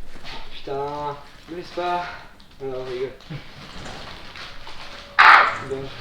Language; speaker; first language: French; native; French